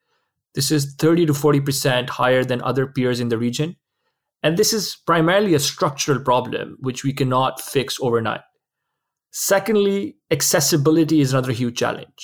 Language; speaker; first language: English; non-native, local second language; Urdu